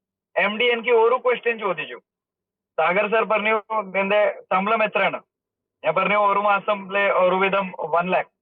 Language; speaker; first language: Malayalam; early bilingual, heritage; Malayalam